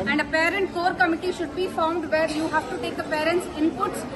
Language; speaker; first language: English; non-native, local second language; Telugu